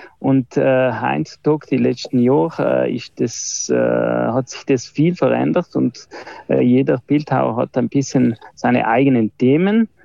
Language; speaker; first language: German; non-native, local second language; Ladin